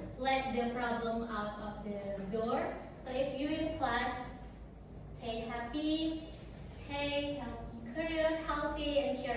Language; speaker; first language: English; non-native, learner; Indonesian